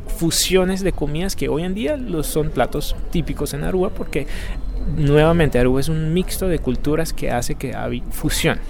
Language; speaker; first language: Spanish; non-native, fluent; Papiamento